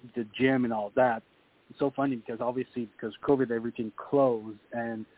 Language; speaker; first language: English; non-native, fluent; French